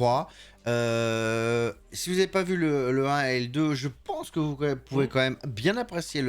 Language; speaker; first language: French; native; French